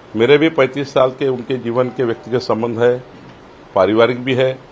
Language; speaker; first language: Hindi; non-native, local second language; Marathi